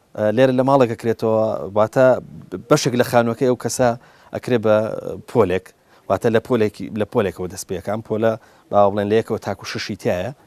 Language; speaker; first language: Central Kurdish; native; Central Kurdish